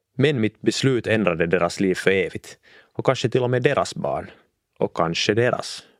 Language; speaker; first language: Swedish; non-native, local second language; Finnish